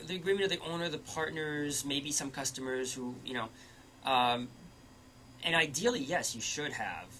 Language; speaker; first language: English; early bilingual, other home language; French